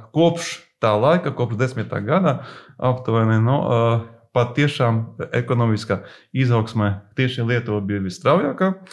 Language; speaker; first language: Latvian; non-native, local second language; Russian